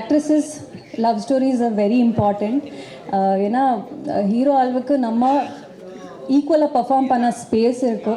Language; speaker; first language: Tamil; non-native, learner; Kannada